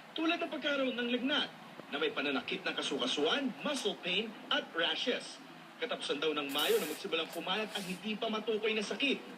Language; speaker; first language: Filipino; native; Filipino